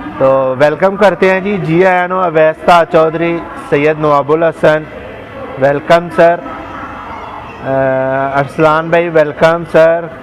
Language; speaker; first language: Urdu; non-native, local second language; Punjabi